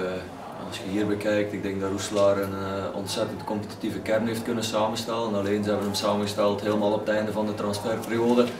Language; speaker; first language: Dutch; native; Dutch